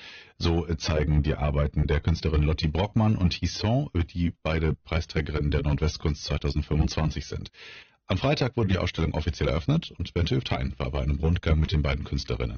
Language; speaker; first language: German; native; German